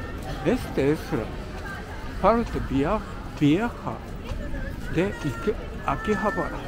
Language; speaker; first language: Spanish; non-native, learner; Japanese